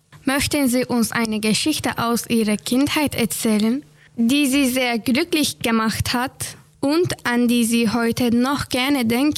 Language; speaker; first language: German; non-native, learner; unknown